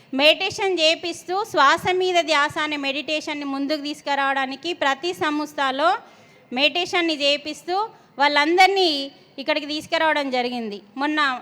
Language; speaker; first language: Telugu; native; Telugu